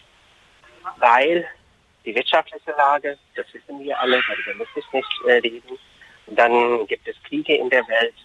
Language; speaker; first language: German; non-native, fluent; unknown